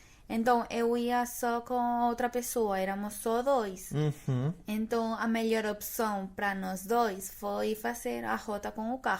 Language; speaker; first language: Portuguese; non-native, fluent; Spanish